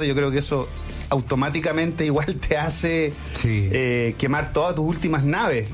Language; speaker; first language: Spanish; native; Spanish